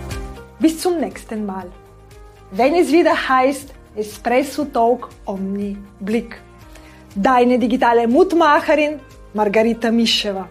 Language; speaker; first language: German; non-native, fluent; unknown